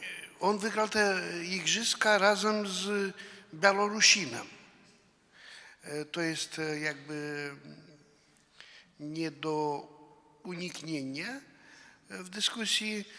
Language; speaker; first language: Polish; non-native, fluent; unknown